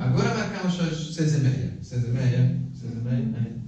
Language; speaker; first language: Portuguese; non-native, fluent; Italian